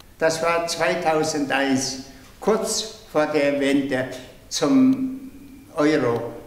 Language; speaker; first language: German; non-native, fluent; Tuvinian